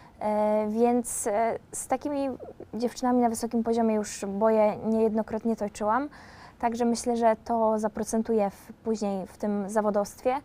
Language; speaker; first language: Polish; native; Polish